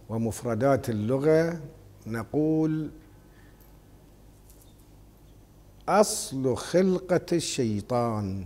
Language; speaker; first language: Arabic; native; Arabic